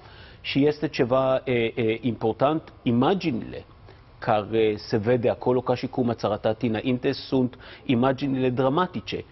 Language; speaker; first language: Romanian; non-native, fluent; Hebrew